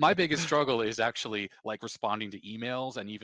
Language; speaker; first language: English; native; English